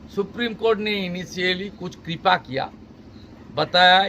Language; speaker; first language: Hindi; non-native, local second language; Bangla